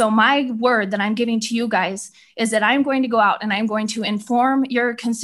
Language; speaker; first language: English; native; English